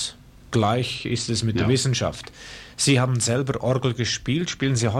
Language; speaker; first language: German; native; German